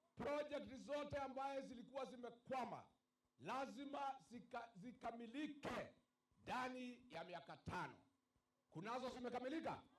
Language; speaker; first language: Swahili; non-native, local second language; Kikuyu